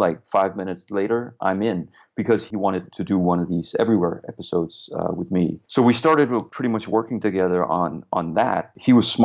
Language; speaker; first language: English; non-native, fluent; Danish